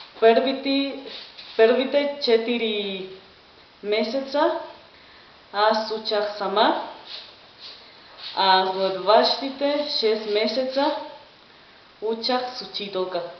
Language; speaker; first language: Bulgarian; non-native, learner; Spanish